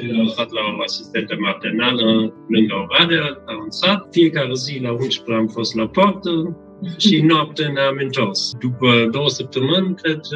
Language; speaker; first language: Romanian; non-native, fluent; German